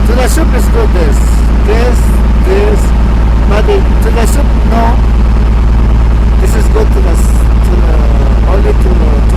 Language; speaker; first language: English; non-native, learner; Spanish